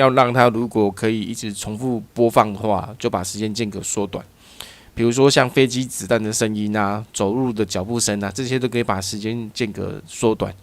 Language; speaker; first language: Chinese; native; Chinese